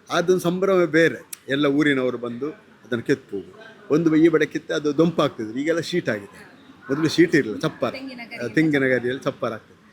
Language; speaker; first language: Kannada; non-native, local second language; Tulu